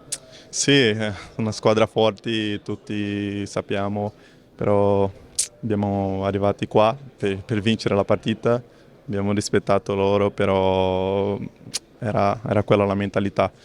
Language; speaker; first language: Italian; non-native, fluent; Portuguese